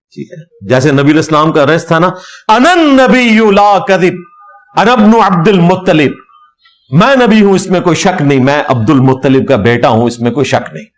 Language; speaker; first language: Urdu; non-native, local second language; Punjabi